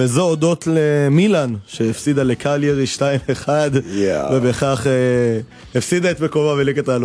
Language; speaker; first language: Hebrew; native; Hebrew